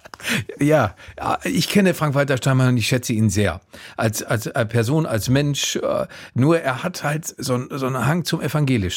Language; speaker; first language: German; native; German